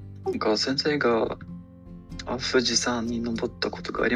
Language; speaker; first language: Japanese; non-native, learner; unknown